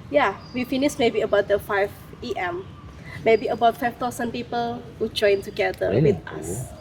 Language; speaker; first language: English; non-native, fluent; Indonesian